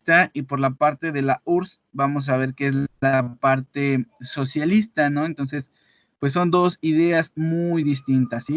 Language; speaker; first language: Spanish; native; Spanish